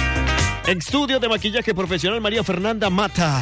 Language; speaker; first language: Spanish; native; Spanish